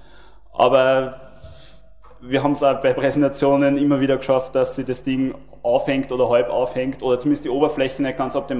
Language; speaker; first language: German; native; German